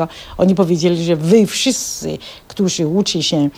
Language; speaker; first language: Polish; non-native, fluent; Chinese